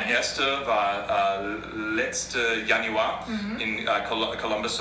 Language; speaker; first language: German; non-native, fluent; English